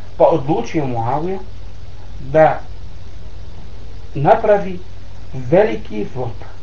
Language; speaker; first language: Bosnian; non-native, learner; Arabic